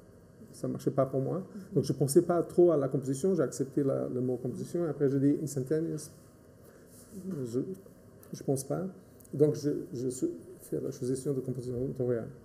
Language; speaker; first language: French; non-native, fluent; Portuguese